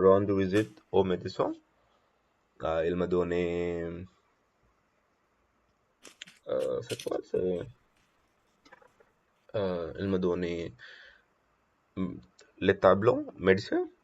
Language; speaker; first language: French; non-native, learner; Telugu